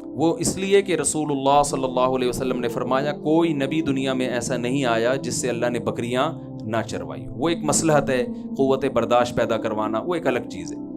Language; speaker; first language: Urdu; native; Urdu